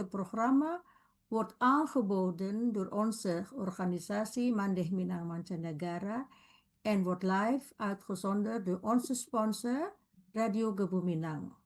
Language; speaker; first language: Dutch; non-native, fluent; Indonesian